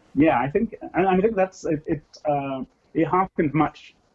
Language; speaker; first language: English; native; English